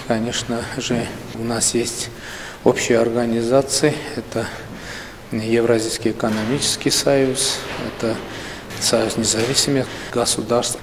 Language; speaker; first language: Russian; non-native, local second language; Armenian